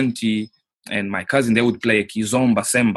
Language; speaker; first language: English; non-native, fluent; Portuguese